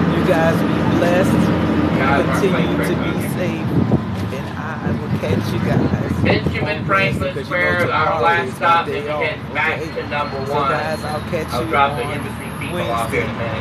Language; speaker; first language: English; native; English